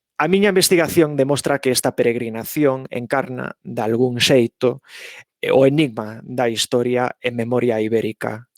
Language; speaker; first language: Galician; non-native, fluent; English